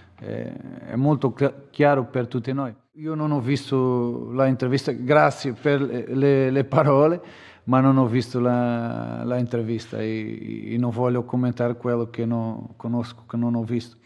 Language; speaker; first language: Italian; non-native, fluent; Portuguese